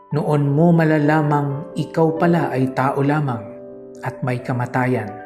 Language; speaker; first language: Filipino; native; Filipino